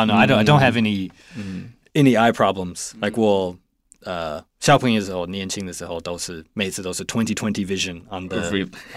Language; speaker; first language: Chinese; non-native, learner; English